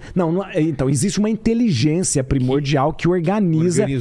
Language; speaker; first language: Portuguese; native; Portuguese